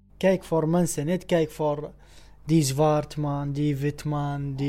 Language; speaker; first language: Dutch; non-native, learner; Arabic